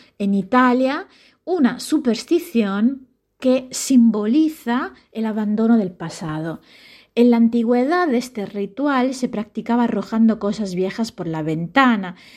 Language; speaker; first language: Spanish; non-native, fluent; Italian